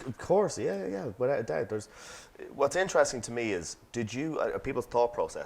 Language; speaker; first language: English; native; English